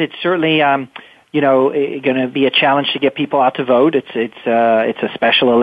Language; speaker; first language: English; native; English